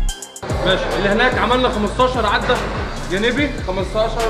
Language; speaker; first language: Arabic; native; Arabic